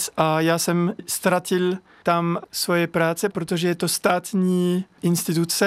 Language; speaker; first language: Czech; non-native, fluent; French